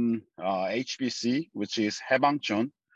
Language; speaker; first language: English; non-native, fluent; Korean